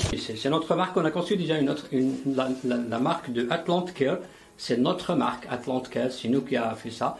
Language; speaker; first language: French; non-native, local second language; Arabic